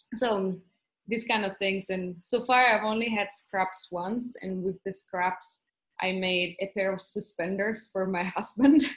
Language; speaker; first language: English; non-native, fluent; Italian